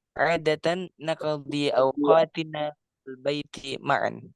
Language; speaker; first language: Arabic; non-native, learner; Indonesian